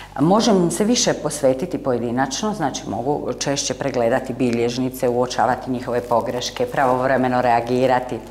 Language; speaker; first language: Croatian; native; Croatian